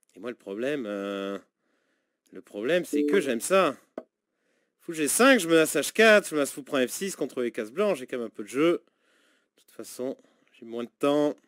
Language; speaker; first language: French; native; French